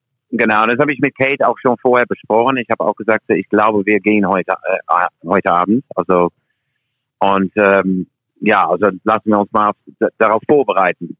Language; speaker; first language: German; non-native, fluent; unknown